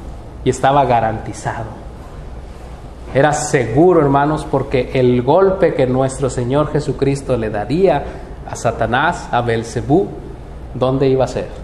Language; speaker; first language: Spanish; native; Spanish